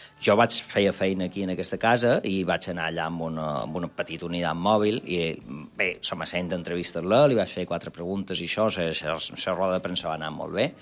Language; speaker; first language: Catalan; non-native, local second language; Spanish